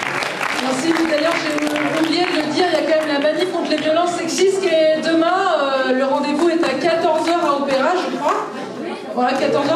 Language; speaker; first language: French; native; French